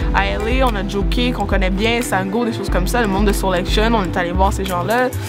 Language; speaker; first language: French; native; French